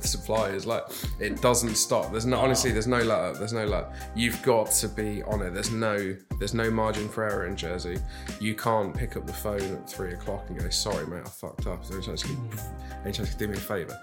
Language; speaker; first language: English; native; English